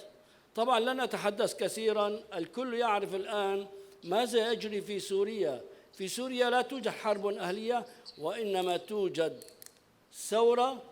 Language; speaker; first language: Arabic; native; Arabic